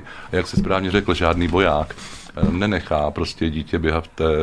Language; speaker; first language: Czech; native; Czech